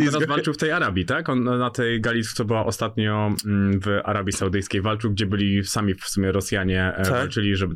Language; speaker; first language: Polish; native; Polish